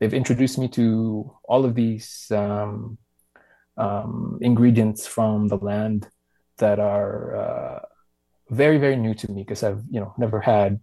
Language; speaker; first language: English; non-native, local second language; Filipino